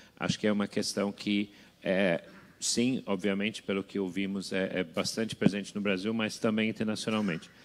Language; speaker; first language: Portuguese; non-native, fluent; English